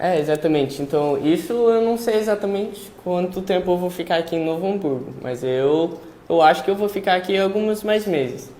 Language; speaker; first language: Portuguese; early bilingual, heritage; English